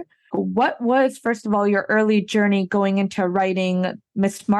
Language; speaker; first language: English; native; English